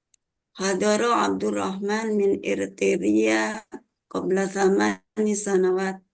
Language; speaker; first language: Arabic; non-native, learner; Indonesian